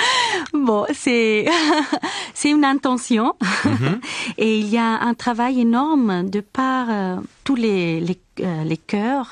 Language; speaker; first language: French; non-native, fluent; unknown